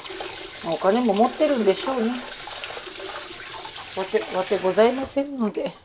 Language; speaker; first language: Japanese; native; Japanese